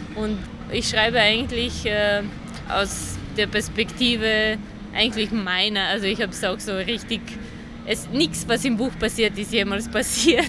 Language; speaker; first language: German; non-native, fluent; Serbian